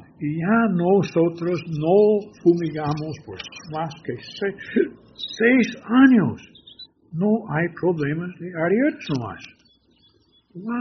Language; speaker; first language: Spanish; non-native, learner; English